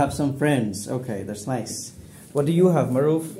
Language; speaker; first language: English; non-native, fluent; Bangla